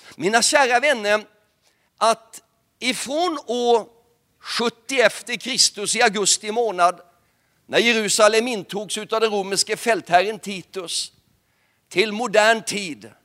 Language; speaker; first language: Swedish; native; Swedish